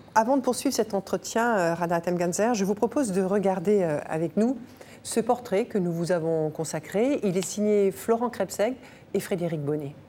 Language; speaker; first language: French; native; French